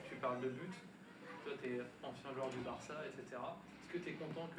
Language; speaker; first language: French; native; French